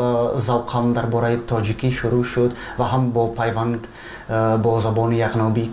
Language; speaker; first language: Persian; non-native, fluent; Slovak